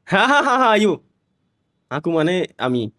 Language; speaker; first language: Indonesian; non-native, learner; Bangla